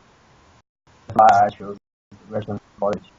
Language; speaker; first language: English; non-native, learner; Chinese